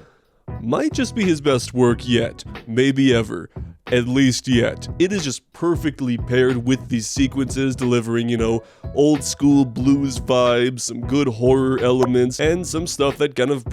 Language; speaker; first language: English; native; English